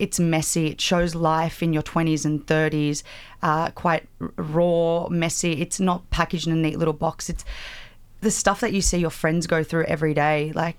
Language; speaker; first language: English; native; English